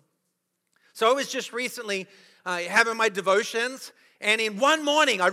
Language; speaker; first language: English; native; English